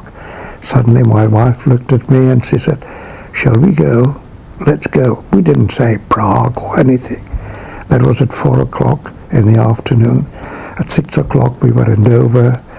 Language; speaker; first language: English; non-native, fluent; Czech